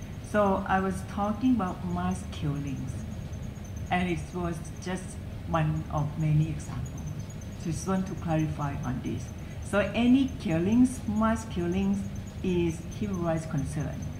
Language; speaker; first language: English; non-native, fluent; Thai